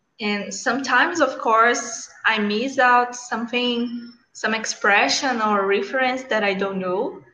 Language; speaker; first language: English; non-native, learner; Portuguese